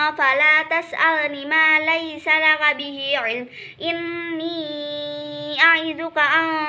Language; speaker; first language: Arabic; non-native, learner; Indonesian